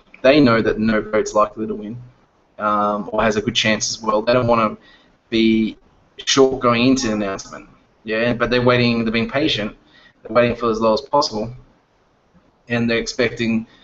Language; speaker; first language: English; native; English